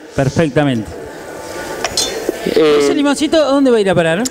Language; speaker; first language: Spanish; native; Spanish